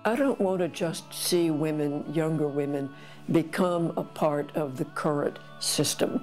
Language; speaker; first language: English; native; English